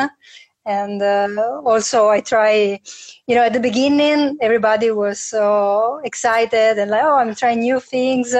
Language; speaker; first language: English; non-native, fluent; Italian